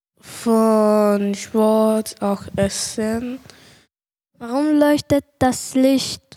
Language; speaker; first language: German; early bilingual, other home language; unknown